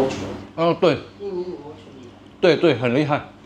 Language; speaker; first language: Chinese; non-native, fluent; Indonesian